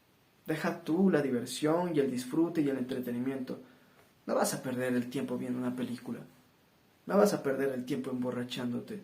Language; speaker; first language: Spanish; native; Spanish